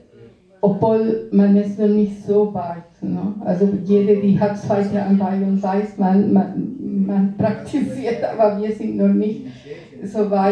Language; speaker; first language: German; non-native, fluent; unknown